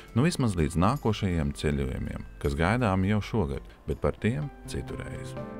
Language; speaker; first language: Latvian; native; Latvian